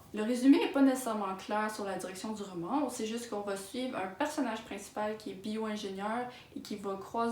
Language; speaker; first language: French; native; French